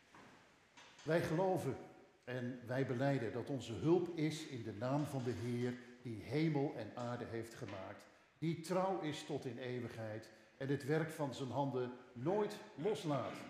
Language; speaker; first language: Dutch; native; Dutch